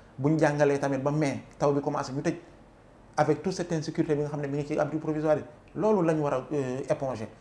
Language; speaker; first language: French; non-native, local second language; Wolof